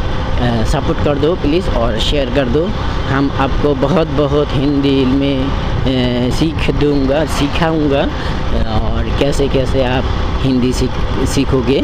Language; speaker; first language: Hindi; non-native, learner; Bangla